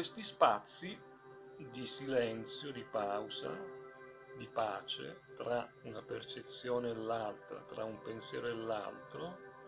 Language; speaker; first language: Italian; native; Italian